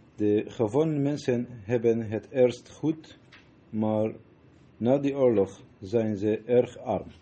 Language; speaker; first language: Dutch; non-native, learner; Arabic